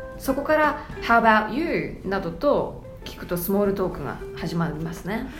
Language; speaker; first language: Japanese; early bilingual, heritage; Japanese